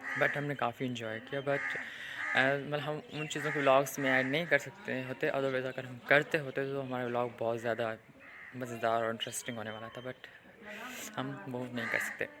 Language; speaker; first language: Urdu; non-native, local second language; Saraiki